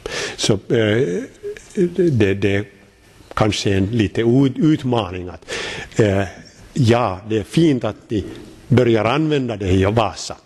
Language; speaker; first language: Swedish; non-native, local second language; Finnish